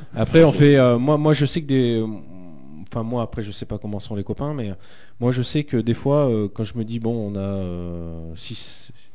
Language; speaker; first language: French; native; French